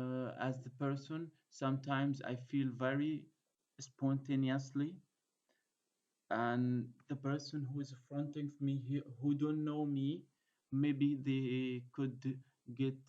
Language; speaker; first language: English; non-native, fluent; Arabic